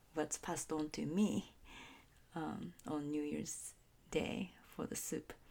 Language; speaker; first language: English; non-native, fluent; Japanese